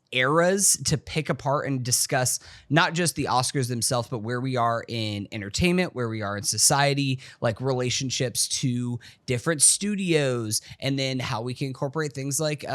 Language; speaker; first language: English; native; English